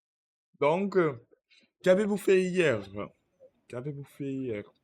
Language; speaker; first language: French; non-native, learner; Russian